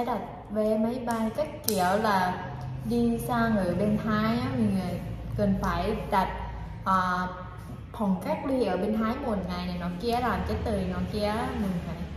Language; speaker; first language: Vietnamese; non-native, fluent; Thai